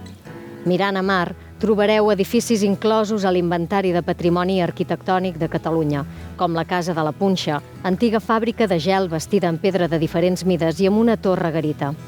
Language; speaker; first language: Catalan; native; Catalan